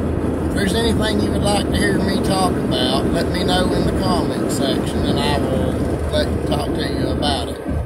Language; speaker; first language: English; native; English